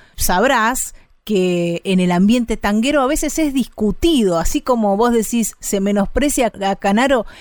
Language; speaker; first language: Spanish; native; Spanish